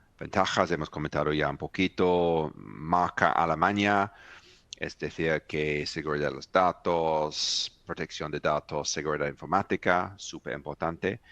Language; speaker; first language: Spanish; non-native, fluent; English